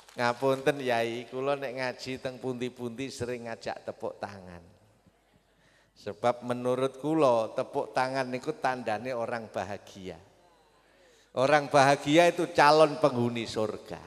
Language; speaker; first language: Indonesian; non-native, local second language; Javanese